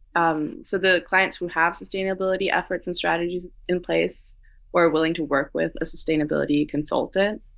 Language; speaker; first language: English; non-native, fluent; Danish